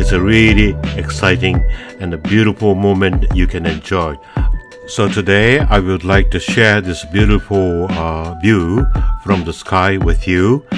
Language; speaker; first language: English; non-native, fluent; Japanese